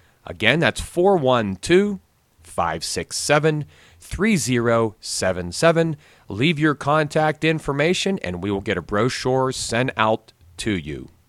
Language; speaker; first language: English; native; English